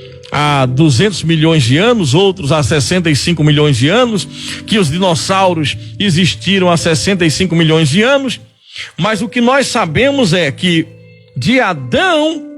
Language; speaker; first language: Portuguese; native; Portuguese